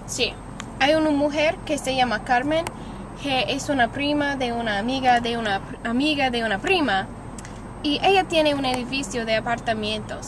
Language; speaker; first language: Spanish; non-native, learner; English